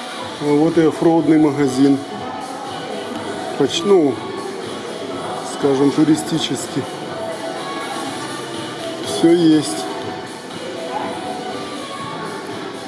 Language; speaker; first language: Russian; native; Russian